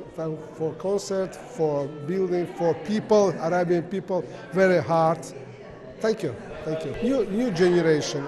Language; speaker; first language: English; non-native, learner; Azerbaijani